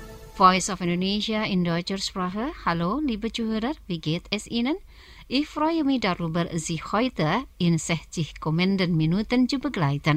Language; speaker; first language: German; non-native, fluent; Indonesian